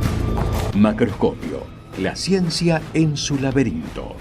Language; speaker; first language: Spanish; native; Spanish